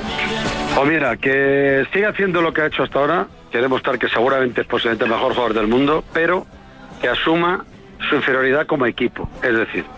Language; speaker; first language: Spanish; native; Spanish